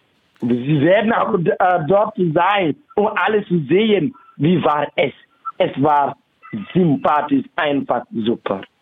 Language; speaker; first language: German; non-native, fluent; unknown